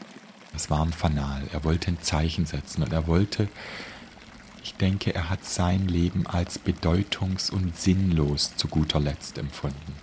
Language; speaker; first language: German; native; German